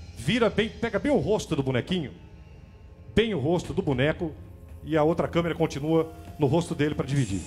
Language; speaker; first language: Portuguese; native; Portuguese